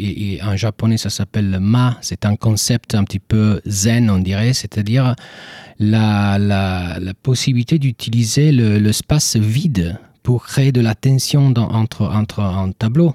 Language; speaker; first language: French; non-native, fluent; Italian